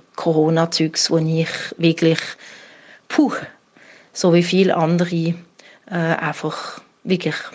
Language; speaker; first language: German; native; German